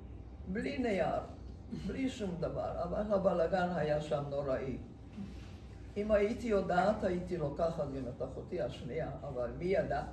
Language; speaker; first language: Hebrew; non-native, fluent; Hungarian